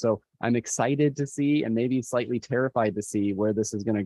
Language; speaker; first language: English; native; English